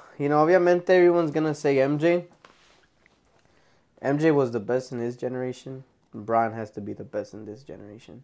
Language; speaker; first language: English; early bilingual, other home language; Spanish